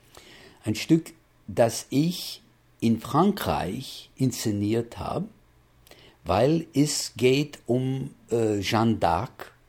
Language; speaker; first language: German; non-native, fluent; English